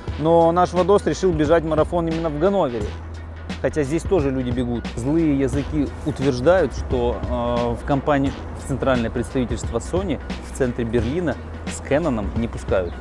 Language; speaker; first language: Russian; native; Russian